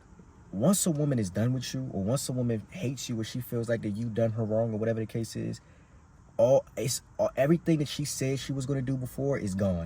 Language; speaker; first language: English; native; English